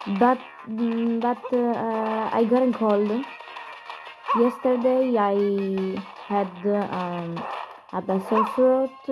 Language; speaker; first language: English; non-native, learner; Italian